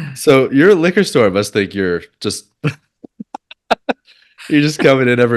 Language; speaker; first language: English; native; English